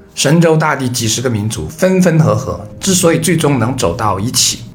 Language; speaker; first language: Chinese; native; Chinese